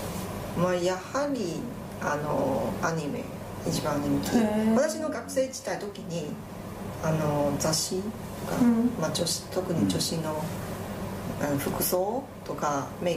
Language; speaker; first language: Japanese; non-native, fluent; Chinese